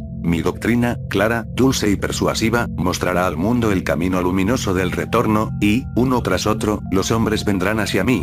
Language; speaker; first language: Spanish; native; Spanish